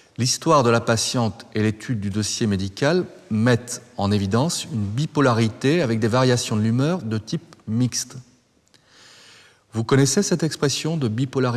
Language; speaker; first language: French; native; French